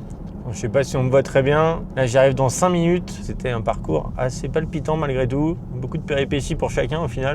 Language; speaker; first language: French; native; French